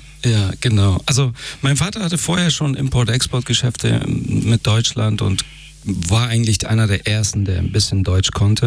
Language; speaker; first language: German; early bilingual, other home language; Persian